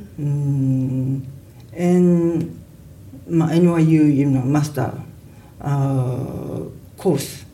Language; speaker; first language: English; non-native, learner; Japanese